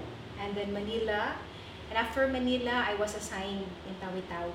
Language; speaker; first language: English; non-native, local second language; Cebuano